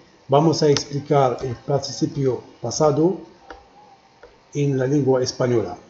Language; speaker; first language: Spanish; non-native, fluent; Arabic